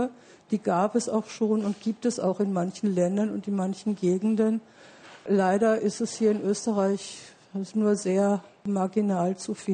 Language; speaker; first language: German; native; German